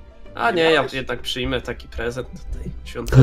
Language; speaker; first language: Polish; native; Polish